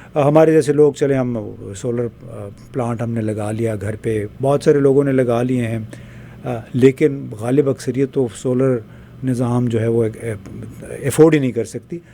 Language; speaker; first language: Urdu; native; Urdu